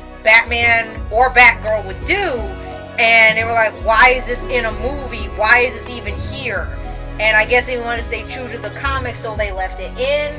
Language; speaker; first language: English; native; English